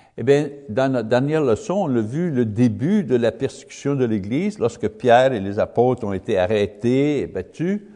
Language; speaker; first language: French; non-native, learner; English